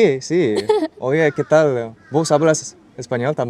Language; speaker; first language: Spanish; non-native, learner; Japanese